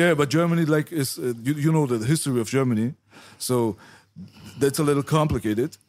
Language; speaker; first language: English; non-native, fluent; Persian